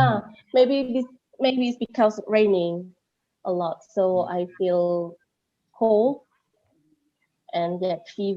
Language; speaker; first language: English; non-native, learner; Indonesian